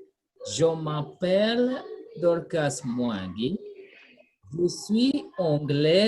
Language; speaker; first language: French; non-native, fluent; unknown